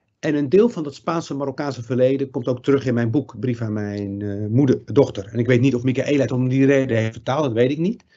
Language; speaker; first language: Dutch; early bilingual, other home language; Riffian